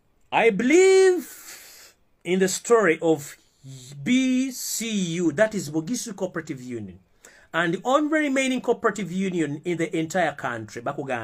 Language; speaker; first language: English; non-native, local second language; Ganda